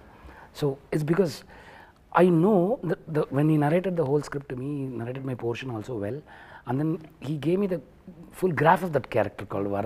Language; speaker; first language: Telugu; non-native, learner; Tamil